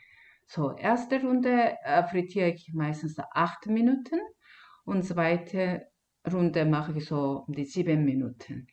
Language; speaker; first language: German; non-native, fluent; Korean